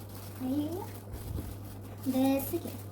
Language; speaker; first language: Arabic; native; Arabic